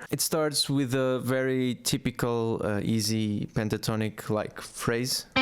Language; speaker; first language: English; non-native, fluent; Portuguese